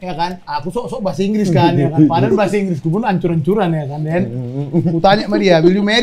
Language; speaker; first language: Indonesian; native; Indonesian